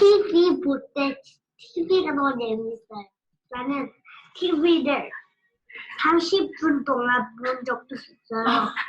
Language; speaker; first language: Korean; early bilingual, heritage; Korean